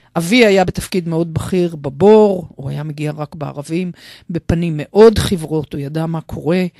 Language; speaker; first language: Hebrew; native; Hebrew